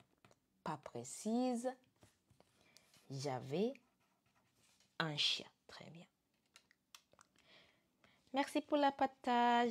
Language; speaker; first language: French; non-native, fluent; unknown